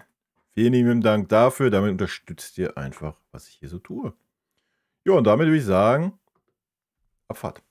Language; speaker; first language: German; native; German